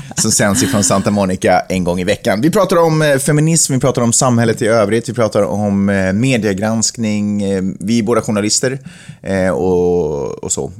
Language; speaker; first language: Swedish; native; Swedish